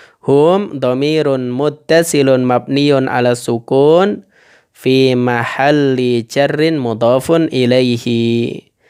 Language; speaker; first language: Arabic; non-native, fluent; Indonesian